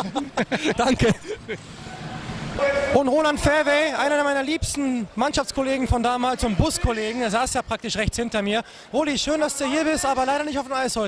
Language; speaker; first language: German; native; German